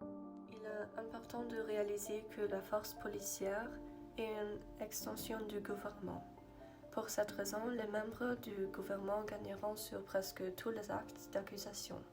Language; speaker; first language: French; non-native, learner; German